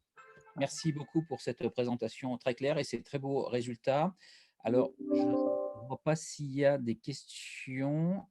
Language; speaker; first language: French; native; French